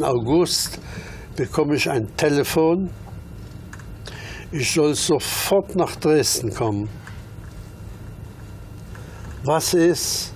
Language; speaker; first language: German; early bilingual, other home language; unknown